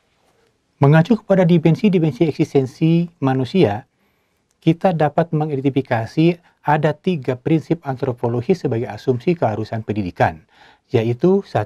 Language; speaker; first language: Indonesian; native; Indonesian